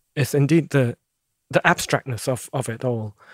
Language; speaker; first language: English; non-native, local second language; Cantonese